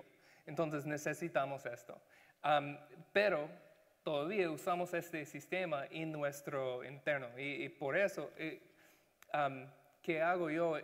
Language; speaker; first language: Spanish; non-native, learner; English